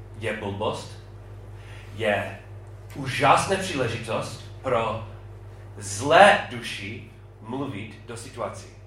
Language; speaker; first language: Czech; non-native, fluent; English